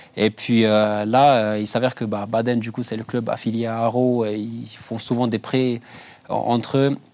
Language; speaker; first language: French; early bilingual, other home language; Albanian